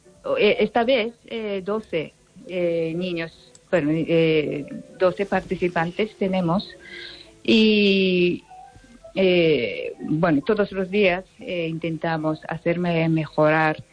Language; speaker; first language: Spanish; non-native, learner; Japanese